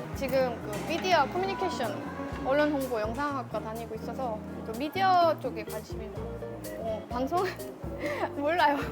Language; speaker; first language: Korean; non-native, fluent; Estonian